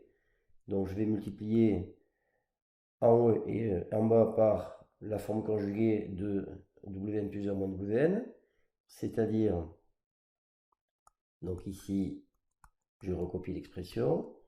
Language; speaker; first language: French; native; French